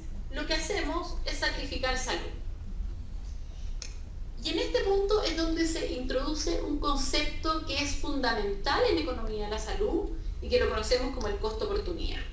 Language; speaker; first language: Spanish; native; Spanish